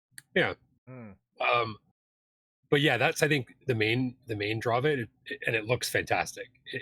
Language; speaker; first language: English; native; English